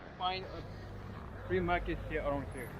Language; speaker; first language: English; non-native, learner; Nepali